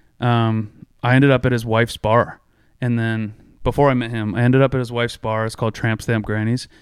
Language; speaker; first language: English; native; English